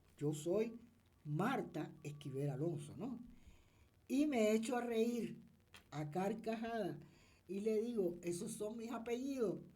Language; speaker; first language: Spanish; native; Spanish